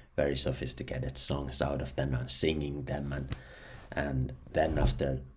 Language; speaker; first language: English; non-native, fluent; Finnish